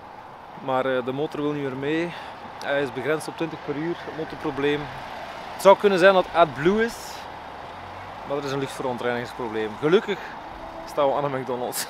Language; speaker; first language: Dutch; native; Dutch